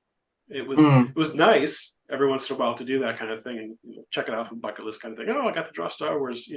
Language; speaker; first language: English; native; English